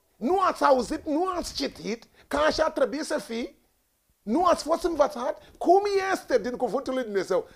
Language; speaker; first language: Romanian; non-native, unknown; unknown